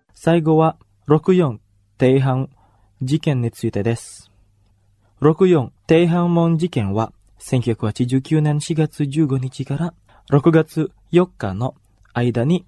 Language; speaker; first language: Japanese; non-native, fluent; Indonesian